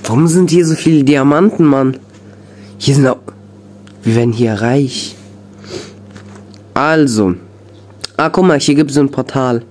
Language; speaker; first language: German; early bilingual, other home language; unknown